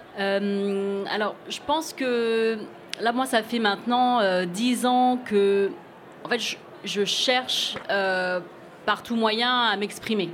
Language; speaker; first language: French; early bilingual, other home language; Cantonese